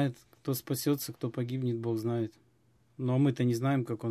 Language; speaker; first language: Russian; native; Russian